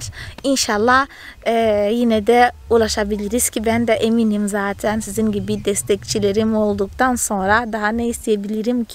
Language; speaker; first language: Turkish; non-native, fluent; Portuguese